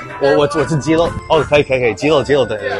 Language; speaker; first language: Chinese; early bilingual, heritage; Chinese